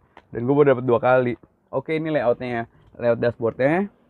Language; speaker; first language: Indonesian; native; Indonesian